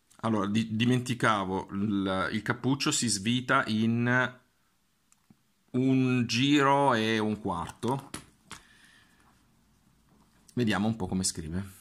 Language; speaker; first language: Italian; native; Italian